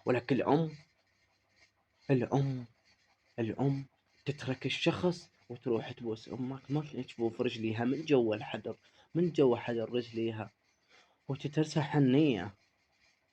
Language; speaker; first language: Arabic; native; Arabic